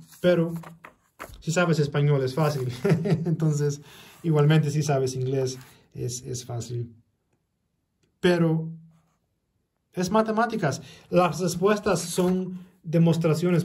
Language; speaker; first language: Spanish; early bilingual, heritage; Spanish